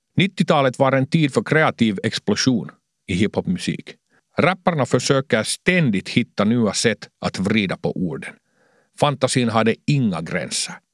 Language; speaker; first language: Swedish; non-native, local second language; Finnish